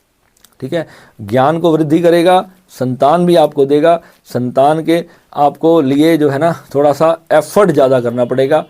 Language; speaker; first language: Hindi; native; Hindi